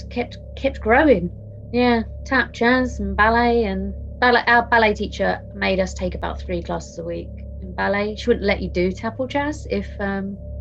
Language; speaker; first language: English; native; English